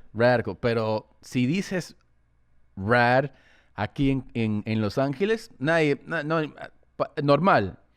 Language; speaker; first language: Spanish; early bilingual, heritage; Spanish